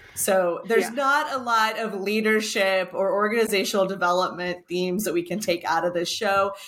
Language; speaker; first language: English; native; English